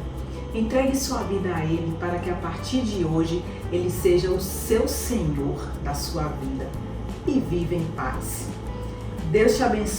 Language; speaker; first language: Portuguese; native; Portuguese